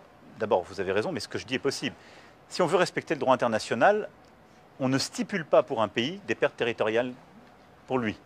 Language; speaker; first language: French; native; French